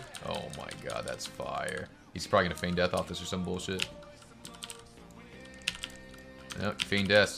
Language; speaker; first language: English; native; English